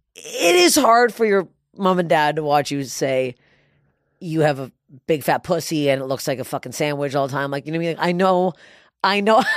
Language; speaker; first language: English; native; English